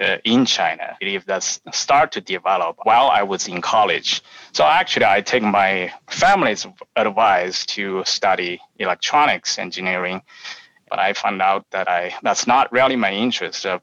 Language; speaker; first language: English; non-native, fluent; Chinese